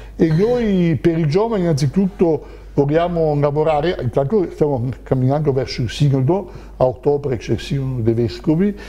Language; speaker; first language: Italian; native; Italian